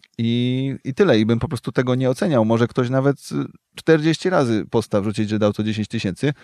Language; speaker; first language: Polish; native; Polish